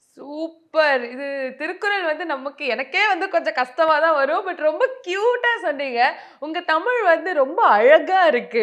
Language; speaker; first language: Tamil; native; Tamil